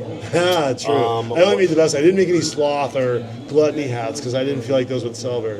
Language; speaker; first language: English; native; English